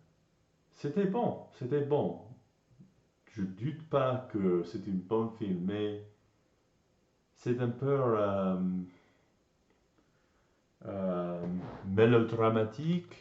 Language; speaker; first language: French; non-native, learner; English